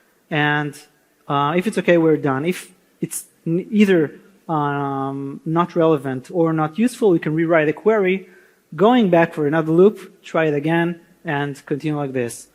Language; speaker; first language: English; non-native, fluent; Hebrew